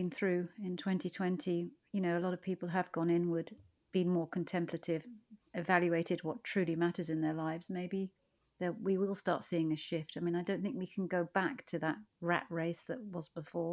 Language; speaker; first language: English; native; English